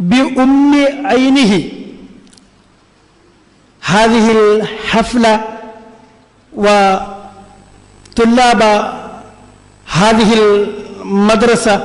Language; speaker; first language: Arabic; non-native, fluent; Malayalam